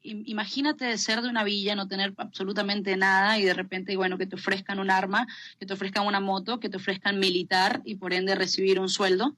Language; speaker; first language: Spanish; native; Spanish